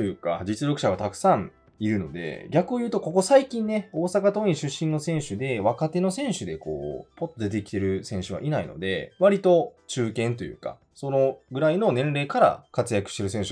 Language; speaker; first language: Japanese; native; Japanese